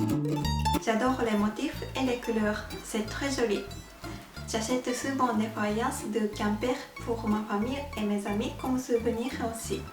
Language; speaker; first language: French; non-native, fluent; Japanese